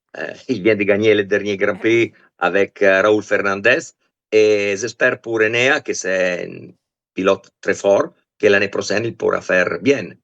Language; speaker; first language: French; non-native, fluent; Italian